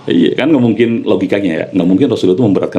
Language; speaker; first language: Indonesian; native; Indonesian